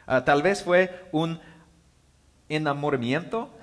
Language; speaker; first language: Spanish; non-native, learner; English